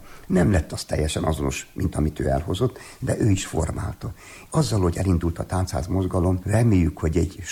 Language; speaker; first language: Hungarian; native; Hungarian